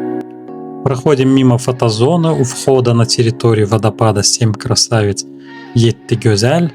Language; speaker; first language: Russian; native; Russian